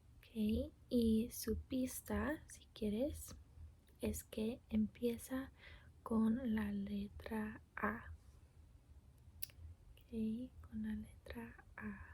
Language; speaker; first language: Spanish; non-native, learner; English